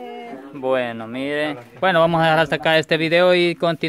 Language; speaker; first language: Spanish; native; Spanish